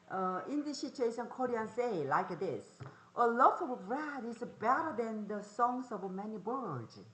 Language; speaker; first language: English; non-native, fluent; Korean